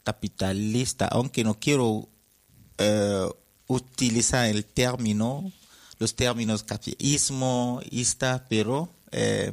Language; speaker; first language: Spanish; non-native, fluent; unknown